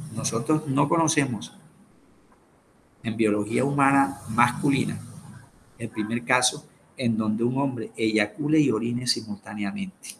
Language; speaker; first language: Spanish; native; Spanish